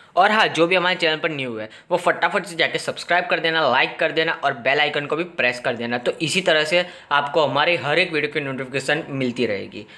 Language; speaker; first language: Hindi; non-native, local second language; Gujarati